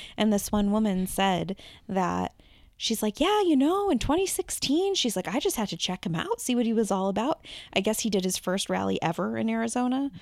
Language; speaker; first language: English; native; English